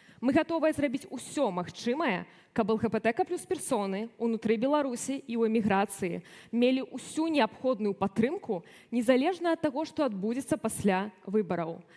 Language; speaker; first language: Belarusian; native; Belarusian